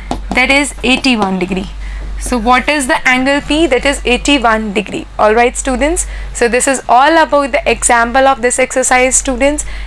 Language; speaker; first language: English; non-native, local second language; Hindi